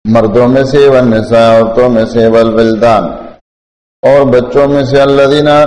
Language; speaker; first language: Urdu; non-native, local second language; Pashto